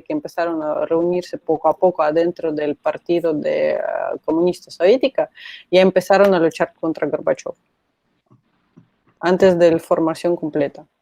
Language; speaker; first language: Spanish; non-native, fluent; Russian